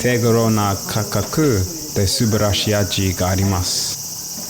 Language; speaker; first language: Japanese; non-native, learner; English